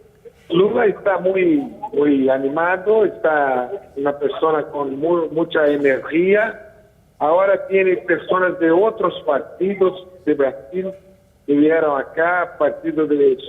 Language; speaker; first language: Spanish; non-native, learner; Portuguese